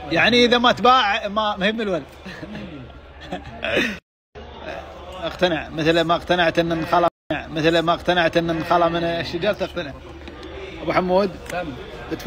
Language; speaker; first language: Arabic; native; Arabic